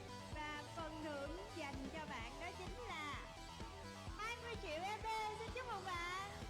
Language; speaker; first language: Vietnamese; native; Vietnamese